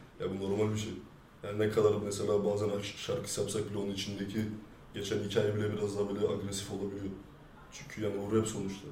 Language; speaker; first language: Turkish; early bilingual, heritage; French